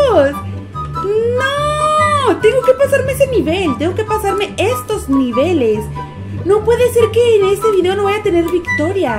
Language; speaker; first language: Spanish; native; Spanish